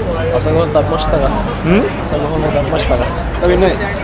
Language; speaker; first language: Japanese; non-native, learner; Sinhala